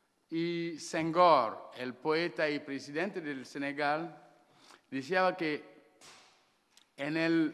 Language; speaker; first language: Spanish; non-native, learner; Wolof